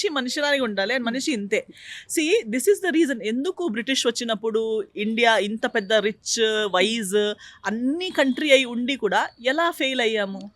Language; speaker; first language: Telugu; non-native, fluent; Konkani